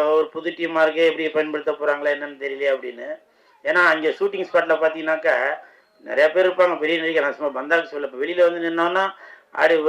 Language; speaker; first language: Tamil; native; Tamil